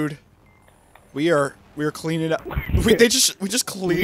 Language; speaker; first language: English; native; English